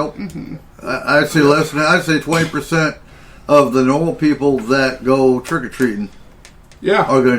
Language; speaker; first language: English; native; English